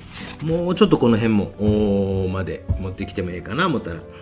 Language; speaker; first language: Japanese; native; Japanese